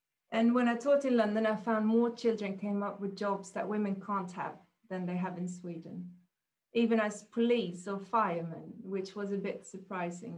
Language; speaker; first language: English; non-native, fluent; Swedish